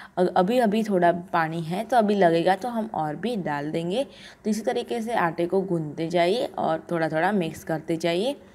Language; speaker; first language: Hindi; non-native, local second language; Gujarati